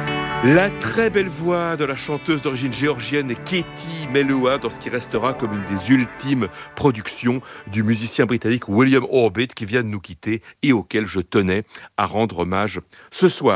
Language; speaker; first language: French; native; French